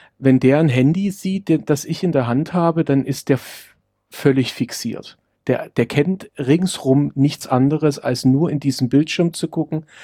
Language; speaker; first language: German; native; German